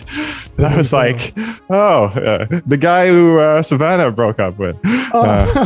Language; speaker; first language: English; non-native, fluent; French